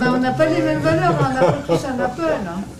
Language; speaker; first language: French; native; French